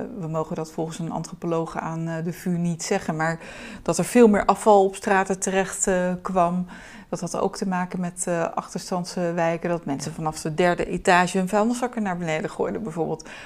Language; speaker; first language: Dutch; early bilingual, other home language; Turkish